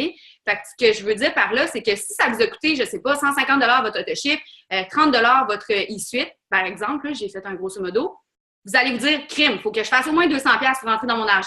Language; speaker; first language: French; native; French